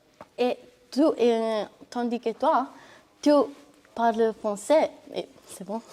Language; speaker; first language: French; non-native, learner; Italian